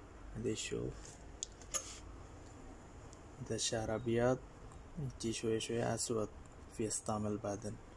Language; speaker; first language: Arabic; non-native, learner; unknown